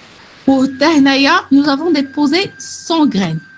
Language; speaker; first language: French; non-native, local second language; Arabic